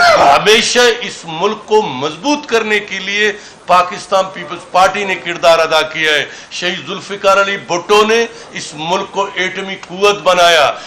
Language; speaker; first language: Urdu; non-native, local second language; Baluchi